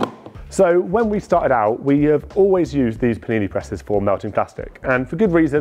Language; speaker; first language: English; native; English